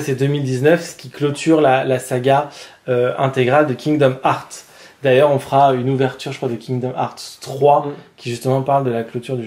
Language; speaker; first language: French; native; French